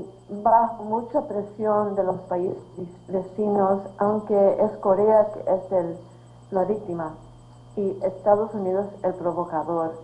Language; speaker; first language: Spanish; early bilingual, heritage; Spanish